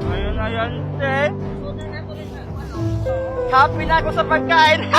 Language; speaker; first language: Filipino; non-native, local second language; Cebuano